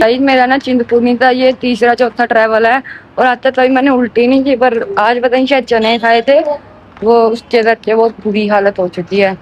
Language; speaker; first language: Hindi; non-native, local second language; Punjabi